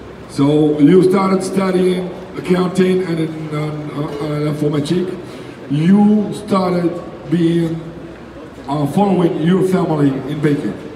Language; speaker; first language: English; non-native, fluent; French